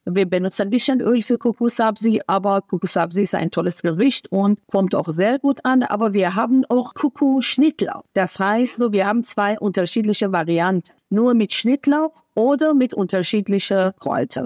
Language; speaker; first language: German; non-native, fluent; Persian